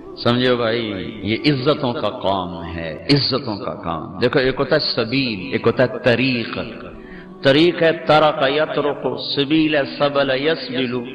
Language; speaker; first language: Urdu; non-native, local second language; Punjabi